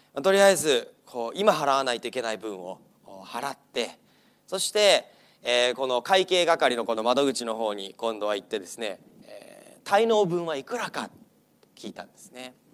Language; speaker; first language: Japanese; non-native, fluent; English